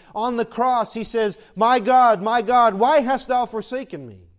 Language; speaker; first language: English; native; English